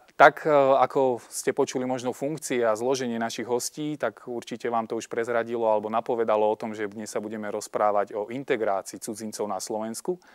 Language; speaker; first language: Slovak; native; Slovak